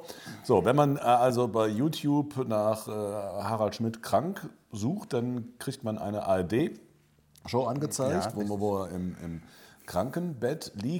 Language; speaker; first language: German; native; German